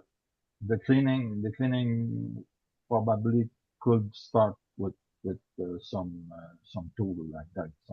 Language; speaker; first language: English; non-native, learner; French